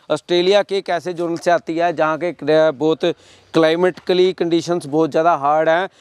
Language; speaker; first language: Hindi; native; Hindi